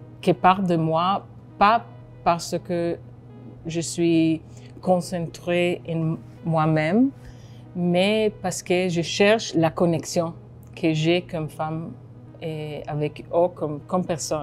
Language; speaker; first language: French; non-native, fluent; Hebrew